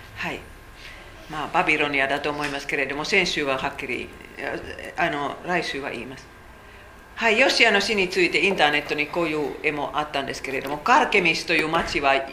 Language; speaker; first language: Japanese; non-native, fluent; Finnish